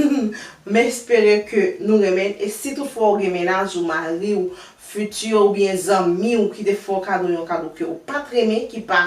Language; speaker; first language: French; non-native, learner; Haitian Creole